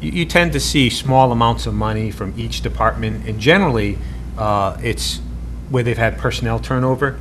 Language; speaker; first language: English; native; English